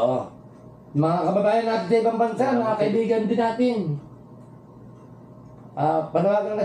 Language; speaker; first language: Filipino; native; Filipino